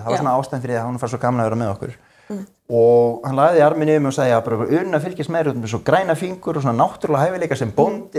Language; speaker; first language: Icelandic; native; Icelandic